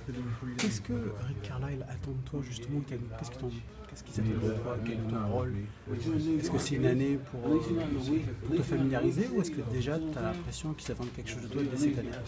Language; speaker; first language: French; native; French